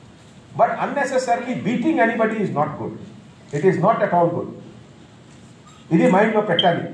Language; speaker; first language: Telugu; non-native, fluent; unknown